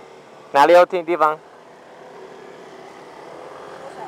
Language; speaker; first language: Chinese; non-native, learner; English